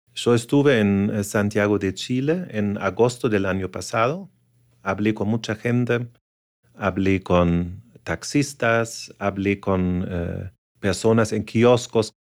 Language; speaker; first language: Spanish; non-native, fluent; German